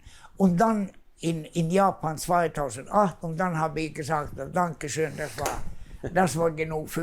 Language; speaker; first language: German; non-native, fluent; Finnish